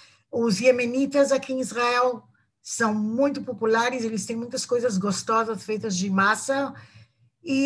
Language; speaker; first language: Portuguese; non-native, fluent; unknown